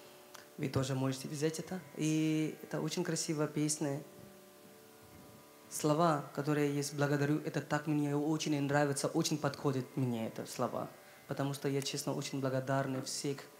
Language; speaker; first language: Russian; non-native, learner; Hindi